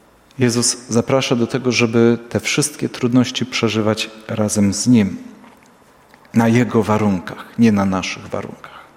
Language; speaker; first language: Polish; native; Polish